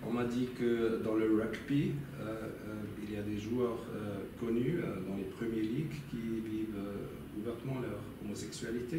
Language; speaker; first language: French; non-native, local second language; German